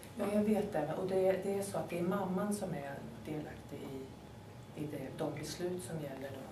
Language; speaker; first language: Swedish; native; Swedish